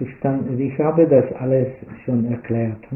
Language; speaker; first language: German; non-native, fluent; Czech